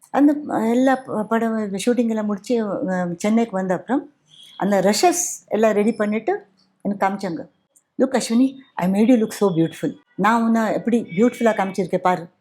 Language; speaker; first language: Tamil; non-native, fluent; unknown